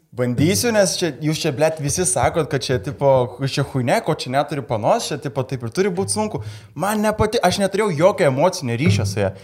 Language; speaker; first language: Lithuanian; native; Lithuanian